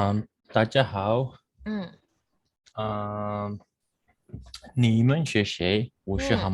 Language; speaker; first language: Chinese; non-native, learner; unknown